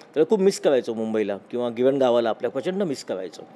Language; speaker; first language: Marathi; native; Marathi